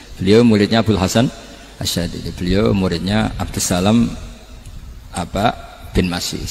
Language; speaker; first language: Indonesian; non-native, local second language; Javanese